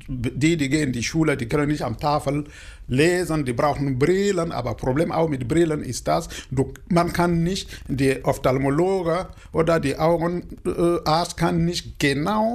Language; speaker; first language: German; non-native, learner; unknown